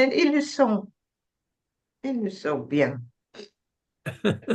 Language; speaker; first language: French; non-native, learner; English